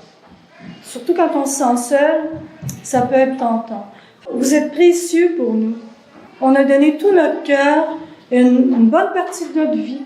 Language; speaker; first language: French; native; French